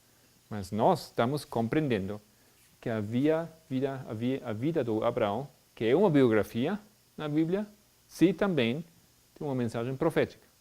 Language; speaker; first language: Portuguese; non-native, fluent; German